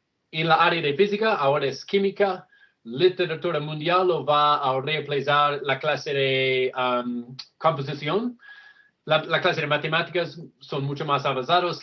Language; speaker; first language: Spanish; non-native, fluent; English